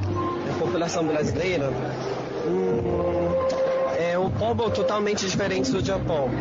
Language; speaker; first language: Portuguese; non-native, learner; Japanese